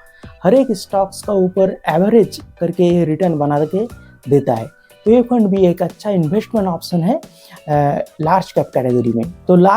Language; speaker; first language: Hindi; non-native, local second language; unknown